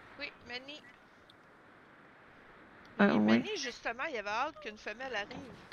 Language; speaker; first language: French; native; French